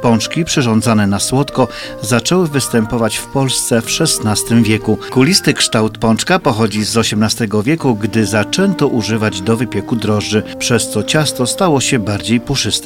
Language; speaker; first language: Polish; native; Polish